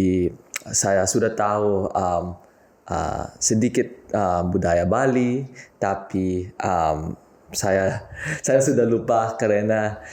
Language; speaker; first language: Indonesian; non-native, learner; English